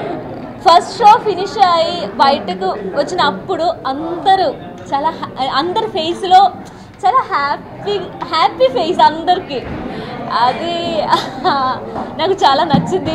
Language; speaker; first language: Telugu; non-native, learner; Malayalam